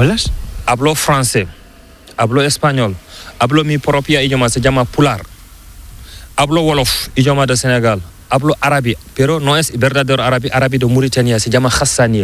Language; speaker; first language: Spanish; non-native, learner; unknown